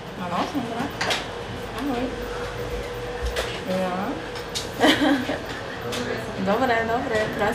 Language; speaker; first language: Slovak; non-native, learner; Chinese